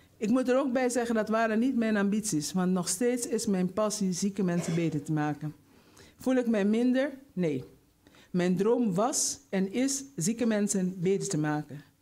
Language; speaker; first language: Dutch; native; Dutch